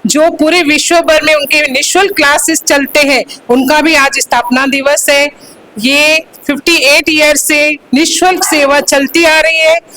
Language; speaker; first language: Hindi; non-native, local second language; Sindhi